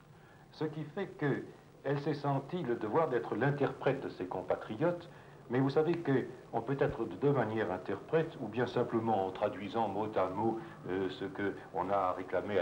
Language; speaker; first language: French; native; French